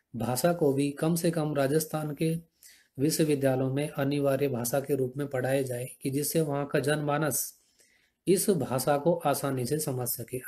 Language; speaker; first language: Hindi; native; Hindi